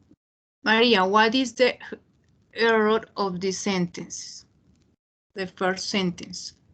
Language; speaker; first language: English; non-native, fluent; Spanish